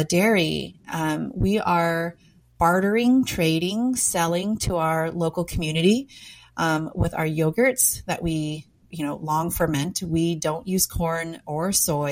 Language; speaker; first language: English; native; English